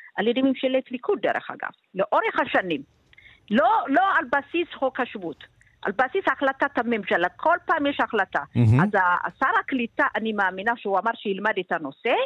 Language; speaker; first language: Hebrew; non-native, fluent; Amharic